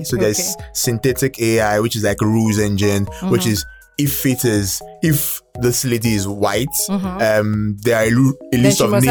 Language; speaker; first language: English; non-native, local second language; Igbo